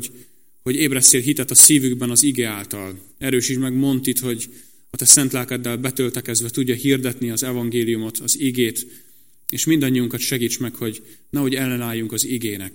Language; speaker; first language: Hungarian; native; Hungarian